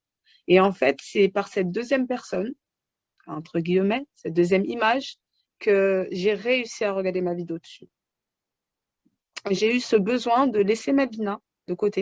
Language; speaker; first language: French; native; French